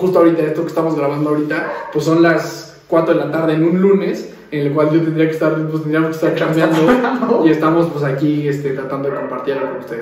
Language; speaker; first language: Spanish; native; Spanish